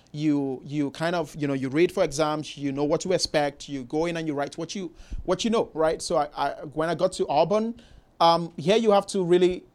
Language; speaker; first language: English; non-native, local second language; Igbo